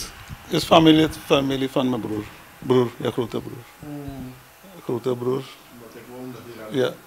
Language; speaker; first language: Dutch; non-native, local second language; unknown